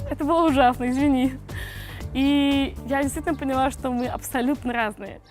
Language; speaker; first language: Russian; native; Russian